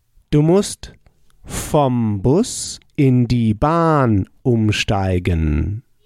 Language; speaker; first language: German; native; German